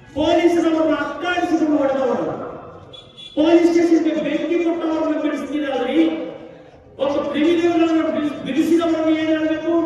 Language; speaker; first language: Kannada; non-native, local second language; Kodava